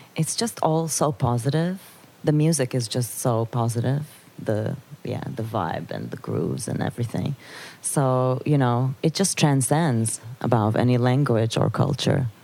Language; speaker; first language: English; non-native, fluent; Turkish